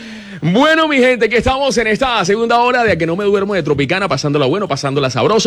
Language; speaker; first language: Spanish; native; Spanish